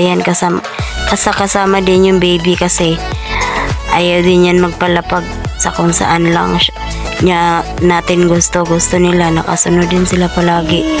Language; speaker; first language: Filipino; non-native, local second language; Cebuano